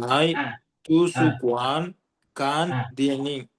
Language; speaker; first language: Chinese; non-native, learner; Tamil